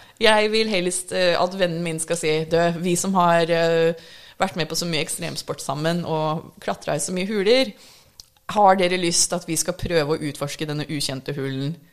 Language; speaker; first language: Norwegian; early bilingual, other home language; English